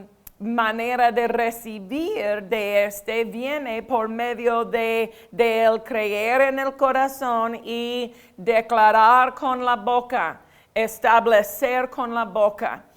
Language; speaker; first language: Spanish; non-native, fluent; English